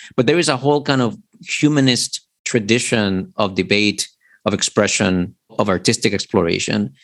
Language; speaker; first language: English; early bilingual, other home language; Spanish